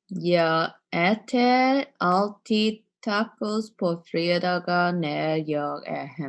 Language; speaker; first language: Swedish; non-native, learner; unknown